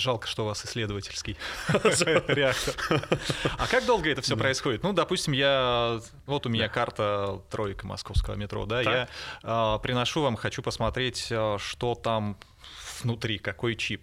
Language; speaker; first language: Russian; native; Russian